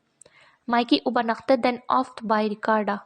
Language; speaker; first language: German; non-native, fluent; Urdu